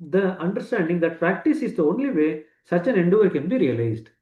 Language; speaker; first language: English; non-native, local second language; Kannada